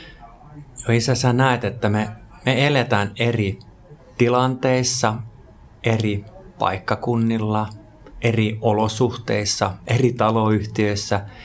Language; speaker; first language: Finnish; non-native, local second language; Swedish